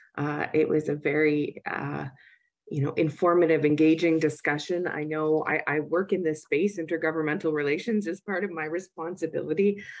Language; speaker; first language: English; native; English